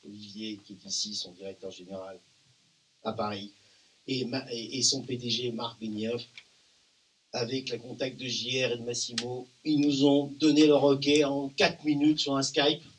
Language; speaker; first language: French; native; French